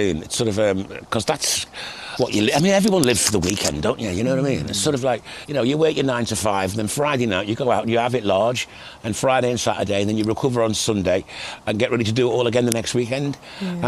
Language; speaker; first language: English; native; English